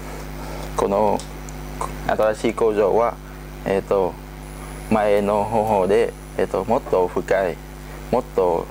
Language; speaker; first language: Japanese; non-native, learner; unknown